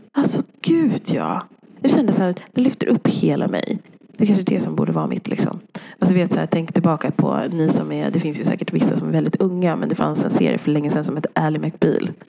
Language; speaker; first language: Swedish; early bilingual, other home language; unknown